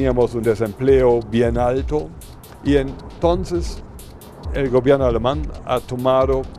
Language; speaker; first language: Spanish; non-native, fluent; German